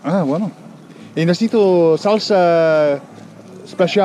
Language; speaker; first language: Spanish; non-native, learner; English